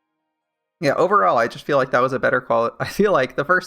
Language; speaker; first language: English; native; English